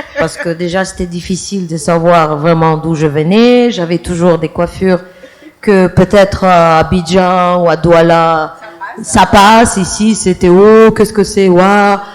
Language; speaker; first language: French; non-native, fluent; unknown